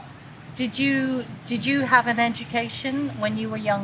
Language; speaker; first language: English; native; English